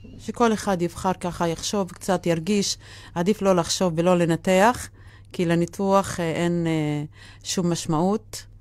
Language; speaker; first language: Hebrew; non-native, local second language; Arabic